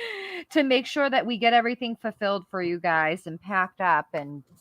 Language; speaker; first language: English; native; English